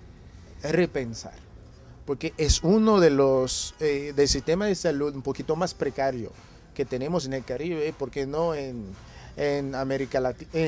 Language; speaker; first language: Spanish; non-native, fluent; Haitian Creole